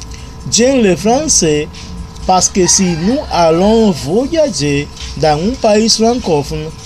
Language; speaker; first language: French; non-native, learner; Spanish